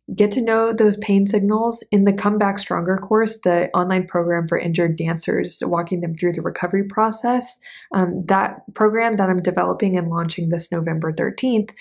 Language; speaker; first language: English; native; English